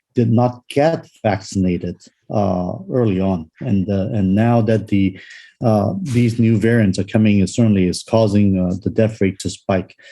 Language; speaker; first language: English; non-native, local second language; Cantonese